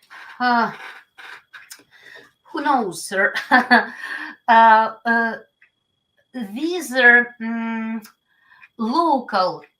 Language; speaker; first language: English; non-native, learner; Ukrainian